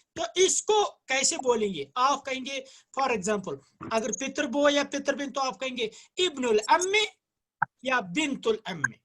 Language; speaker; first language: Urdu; non-native, local second language; Kashmiri